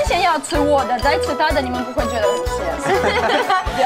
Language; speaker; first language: Chinese; non-native, fluent; Russian